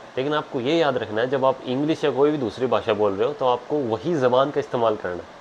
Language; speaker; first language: Hindi; native; Hindi